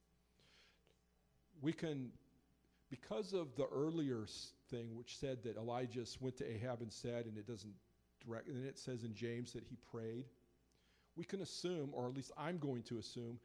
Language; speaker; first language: English; native; English